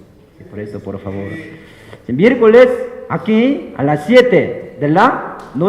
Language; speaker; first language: Spanish; non-native, fluent; Korean